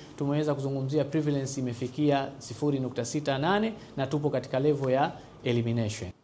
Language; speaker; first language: Swahili; native; Swahili